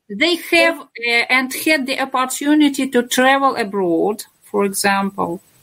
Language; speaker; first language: English; non-native, fluent; Russian